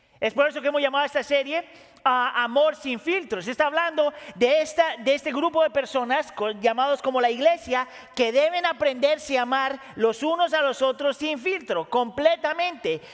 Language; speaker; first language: Spanish; native; Spanish